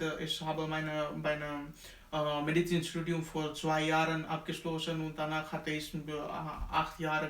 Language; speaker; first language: German; non-native, learner; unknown